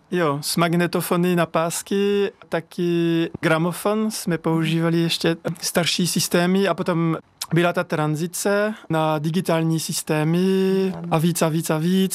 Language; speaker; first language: Czech; non-native, learner; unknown